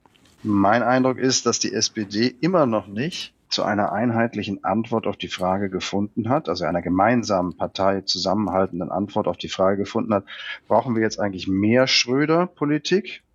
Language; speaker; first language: German; native; German